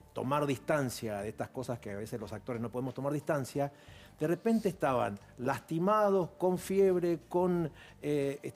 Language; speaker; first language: Spanish; native; Spanish